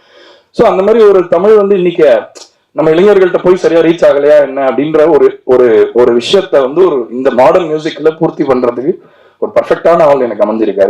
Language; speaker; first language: Tamil; native; Tamil